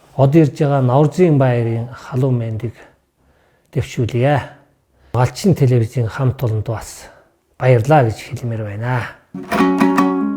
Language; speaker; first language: Mongolian; non-native, local second language; Kazakh